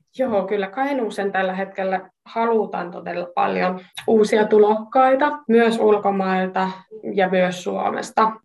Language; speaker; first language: Finnish; non-native, fluent; Hungarian